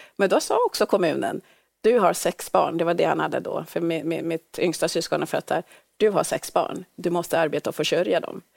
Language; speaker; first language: Swedish; early bilingual, other home language; Swahili